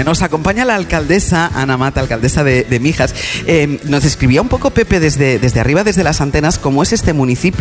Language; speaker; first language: Spanish; native; Spanish